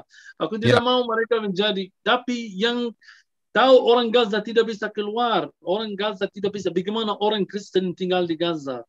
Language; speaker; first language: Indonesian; non-native, fluent; Arabic